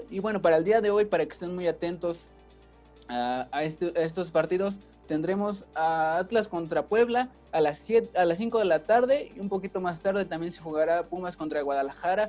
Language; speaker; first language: Spanish; native; Spanish